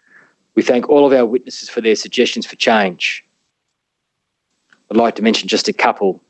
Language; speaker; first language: English; native; English